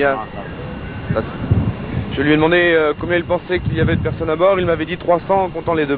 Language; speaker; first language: French; native; French